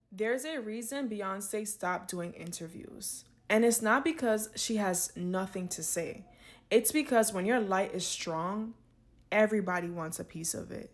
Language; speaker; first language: English; native; English